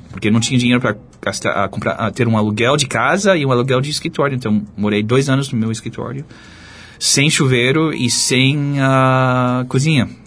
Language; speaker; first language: Portuguese; non-native, fluent; English